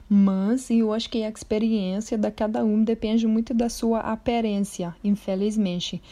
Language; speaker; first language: Portuguese; non-native, fluent; English